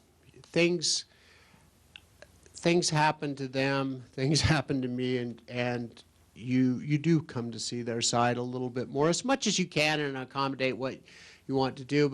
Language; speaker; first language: English; native; English